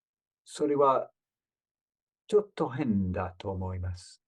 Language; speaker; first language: Japanese; non-native, learner; English